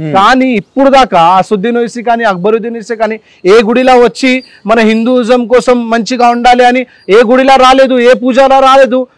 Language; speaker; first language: Telugu; non-native, local second language; Marathi